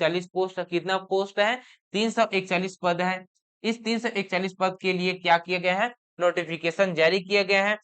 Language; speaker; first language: Hindi; native; Hindi